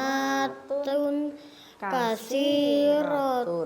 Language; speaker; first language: Arabic; non-native, learner; Indonesian